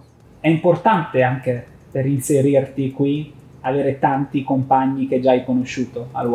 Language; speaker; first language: Italian; native; Italian